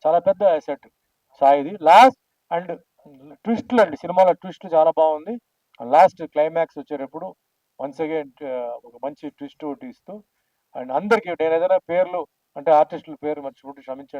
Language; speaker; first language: Telugu; native; Telugu